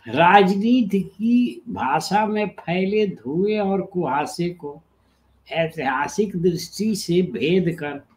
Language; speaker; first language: Hindi; native; Hindi